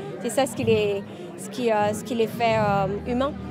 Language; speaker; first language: French; native; French